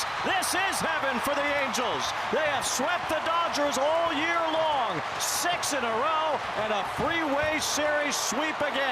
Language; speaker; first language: English; native; English